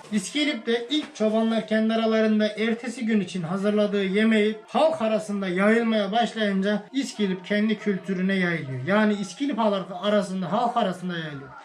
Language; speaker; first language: Turkish; native; Turkish